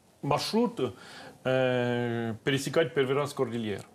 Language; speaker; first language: Russian; non-native, learner; French